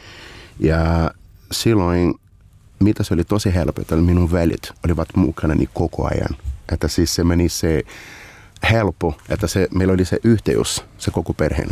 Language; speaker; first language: Finnish; non-native, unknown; Portuguese